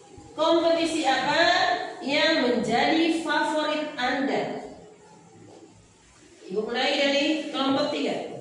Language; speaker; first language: Indonesian; native; Indonesian